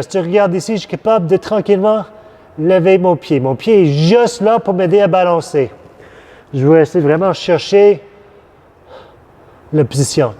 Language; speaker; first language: French; non-native, fluent; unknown